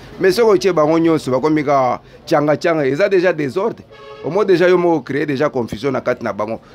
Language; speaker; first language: Lingala; native; Lingala